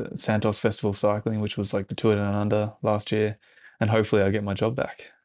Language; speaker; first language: English; native; English